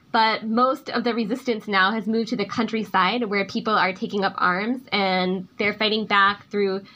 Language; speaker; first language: English; native; English